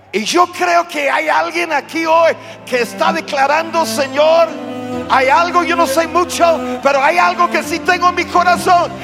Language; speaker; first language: Spanish; non-native, fluent; English